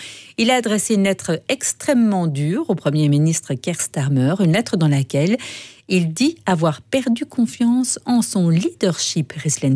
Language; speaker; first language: French; native; French